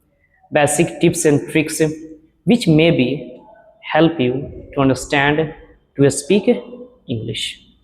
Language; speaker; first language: English; non-native, learner; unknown